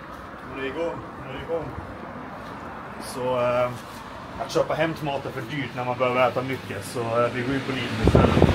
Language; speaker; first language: Swedish; native; Swedish